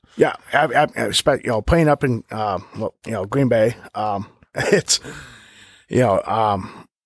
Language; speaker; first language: English; native; English